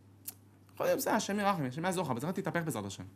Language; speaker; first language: Hebrew; native; Hebrew